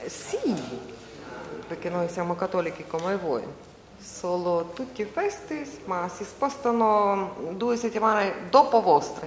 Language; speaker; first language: Italian; non-native, learner; Ukrainian